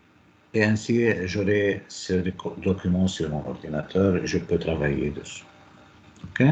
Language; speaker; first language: French; non-native, local second language; Arabic